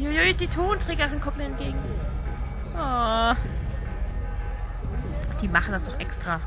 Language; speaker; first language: German; native; German